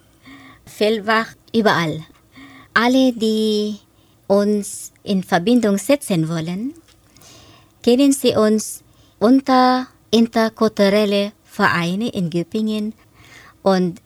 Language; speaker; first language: German; non-native, fluent; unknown